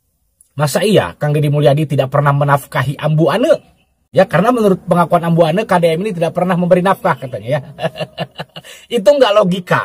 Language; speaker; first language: Indonesian; native; Indonesian